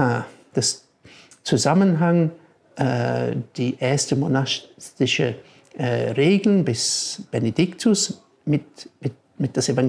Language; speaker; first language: German; non-native, fluent; English